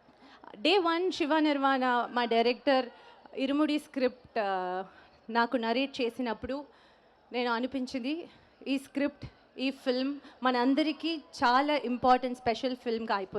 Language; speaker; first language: Telugu; non-native, learner; Tamil